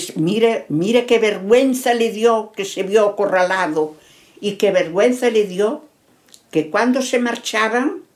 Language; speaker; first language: Spanish; native; Spanish